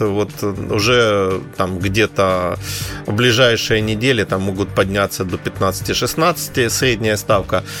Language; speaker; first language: Russian; native; Russian